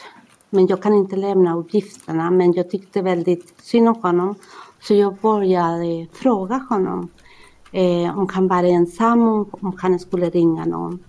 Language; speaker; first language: Swedish; non-native, fluent; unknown